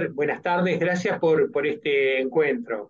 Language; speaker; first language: Spanish; native; Spanish